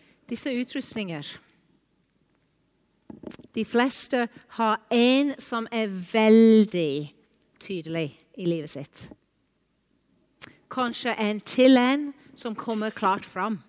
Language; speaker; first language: Norwegian; non-native, fluent; English